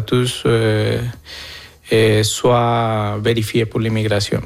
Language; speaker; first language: French; non-native, fluent; Spanish